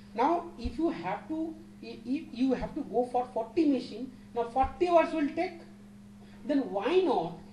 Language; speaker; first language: English; non-native, local second language; Bangla